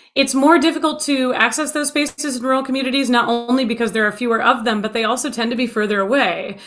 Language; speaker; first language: English; native; English